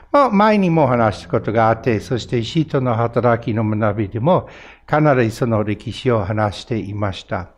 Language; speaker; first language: Japanese; non-native, fluent; English